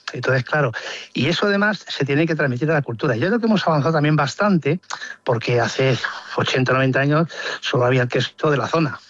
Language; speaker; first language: Spanish; native; Spanish